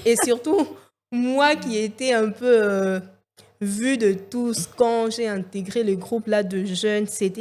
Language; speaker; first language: French; non-native, local second language; Lingala